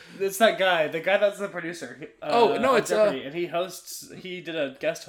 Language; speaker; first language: English; native; English